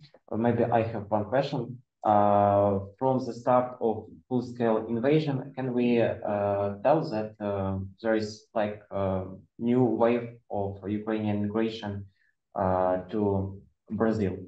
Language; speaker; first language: English; non-native, fluent; Ukrainian